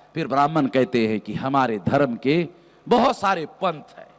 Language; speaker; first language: Hindi; non-native, local second language; Marathi